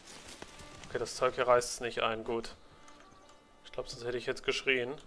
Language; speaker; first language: German; native; German